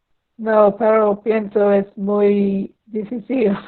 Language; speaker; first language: Spanish; non-native, learner; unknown